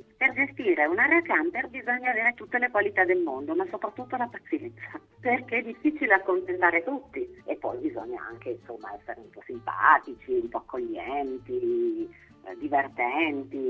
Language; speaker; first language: Italian; native; Italian